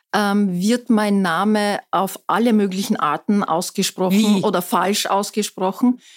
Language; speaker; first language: German; non-native, fluent; Turkish